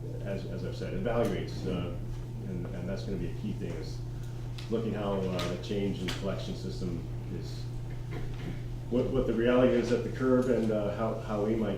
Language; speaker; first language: English; native; English